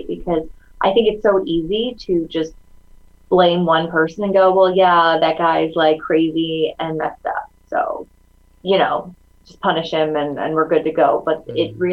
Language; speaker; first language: English; early bilingual, other home language; Chinese